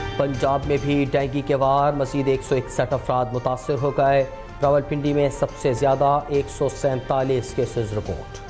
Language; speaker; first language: Urdu; native; Urdu